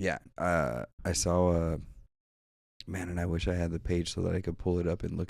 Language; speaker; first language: English; native; English